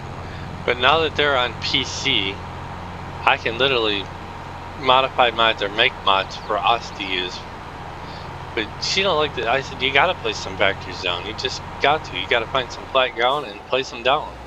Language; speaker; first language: English; native; English